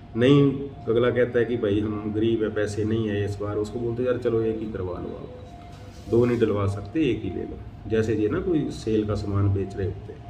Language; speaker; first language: Hindi; non-native, local second language; Punjabi